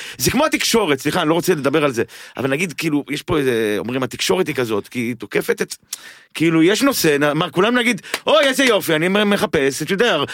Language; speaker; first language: Hebrew; native; Hebrew